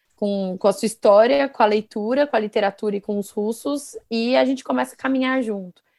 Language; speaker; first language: Portuguese; native; Portuguese